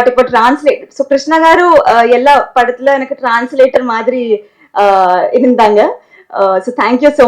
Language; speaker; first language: Tamil; non-native, learner; Telugu